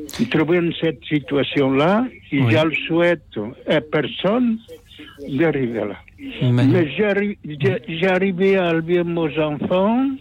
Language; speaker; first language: French; non-native, learner; Portuguese